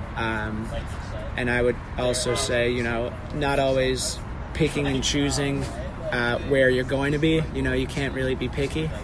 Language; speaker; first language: English; native; English